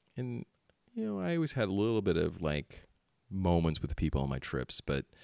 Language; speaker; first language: English; early bilingual, other home language; Filipino